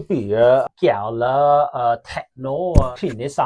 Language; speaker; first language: Norwegian; non-native, learner; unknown